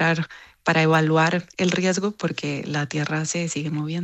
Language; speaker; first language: Spanish; native; Spanish